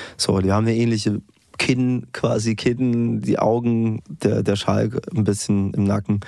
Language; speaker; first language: German; non-native, fluent; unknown